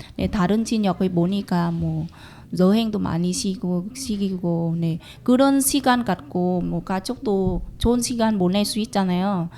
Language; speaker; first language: Korean; non-native, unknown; Vietnamese